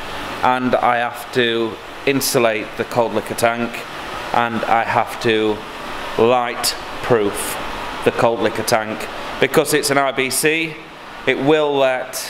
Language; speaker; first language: English; native; English